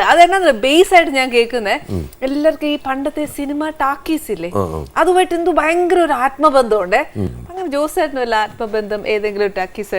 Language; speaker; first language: Malayalam; native; Malayalam